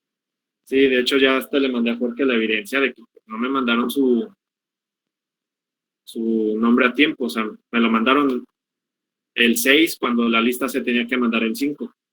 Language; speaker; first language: Spanish; native; Spanish